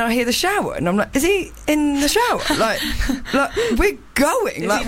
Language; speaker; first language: English; native; English